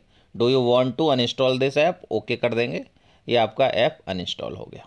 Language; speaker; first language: Hindi; native; Hindi